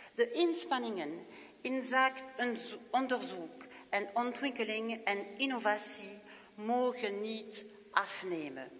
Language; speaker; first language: Dutch; non-native, local second language; French